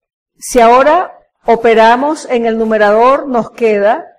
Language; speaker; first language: Spanish; native; Spanish